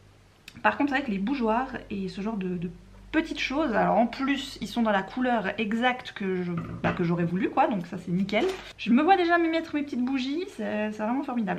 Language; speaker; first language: French; native; French